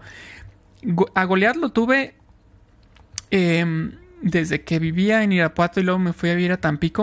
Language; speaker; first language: Spanish; native; Spanish